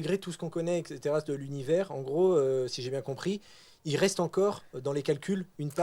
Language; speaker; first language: French; native; French